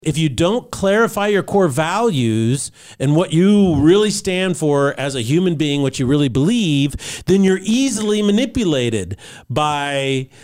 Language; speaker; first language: English; native; English